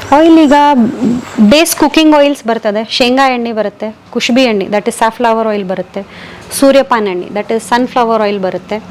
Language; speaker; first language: Kannada; native; Kannada